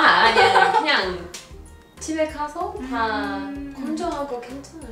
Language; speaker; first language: Korean; non-native, fluent; English